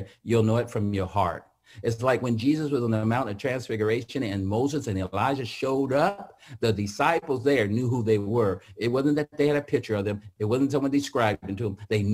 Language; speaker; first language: English; native; English